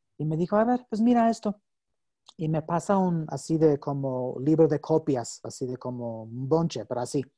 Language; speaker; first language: Spanish; non-native, fluent; English